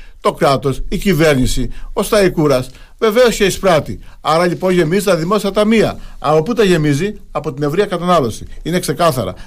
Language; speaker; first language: Greek; native; Greek